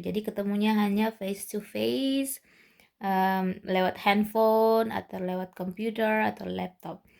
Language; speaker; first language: Indonesian; native; Indonesian